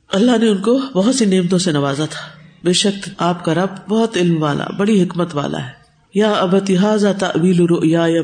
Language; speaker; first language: Urdu; non-native, local second language; Punjabi